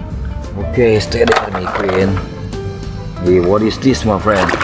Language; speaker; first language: English; non-native, learner; Indonesian